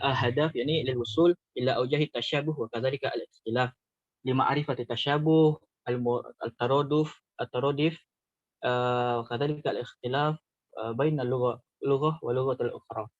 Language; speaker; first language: Arabic; non-native, learner; Indonesian